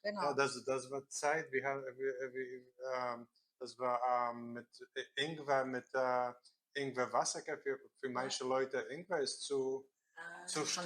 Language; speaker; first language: German; non-native, learner; Korean